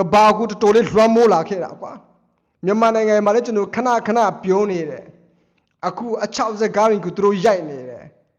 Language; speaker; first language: Burmese; non-native, local second language; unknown